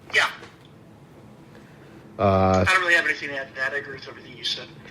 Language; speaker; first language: English; native; English